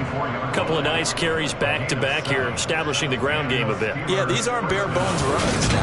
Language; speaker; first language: English; native; English